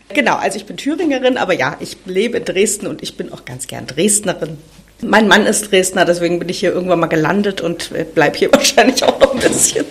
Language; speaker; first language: German; native; German